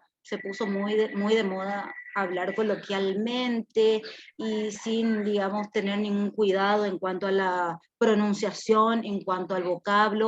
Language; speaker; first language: Spanish; native; Spanish